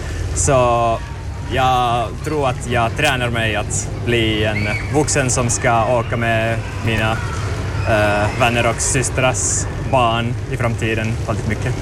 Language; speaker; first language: Swedish; non-native, learner; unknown